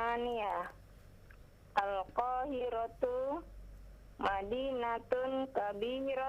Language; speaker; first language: Arabic; non-native, learner; Indonesian